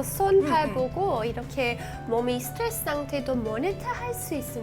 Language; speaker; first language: Korean; non-native, learner; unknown